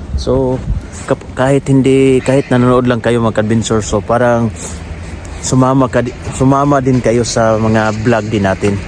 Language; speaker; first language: Filipino; non-native, local second language; Cebuano